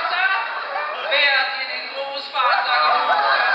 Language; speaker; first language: German; native; German